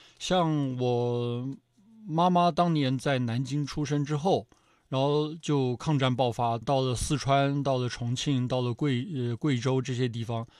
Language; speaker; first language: Chinese; native; Chinese